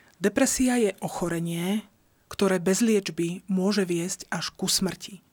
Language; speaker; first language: Slovak; native; Slovak